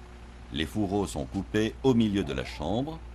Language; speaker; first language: French; native; French